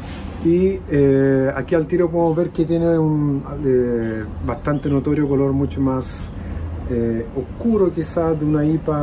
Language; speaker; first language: Spanish; native; Spanish